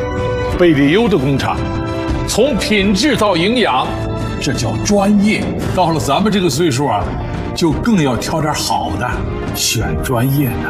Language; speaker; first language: Chinese; native; Chinese